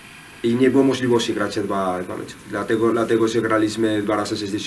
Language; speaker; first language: Polish; non-native, learner; Spanish